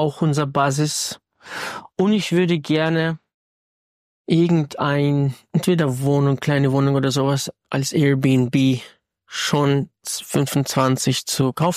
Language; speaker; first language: German; non-native, fluent; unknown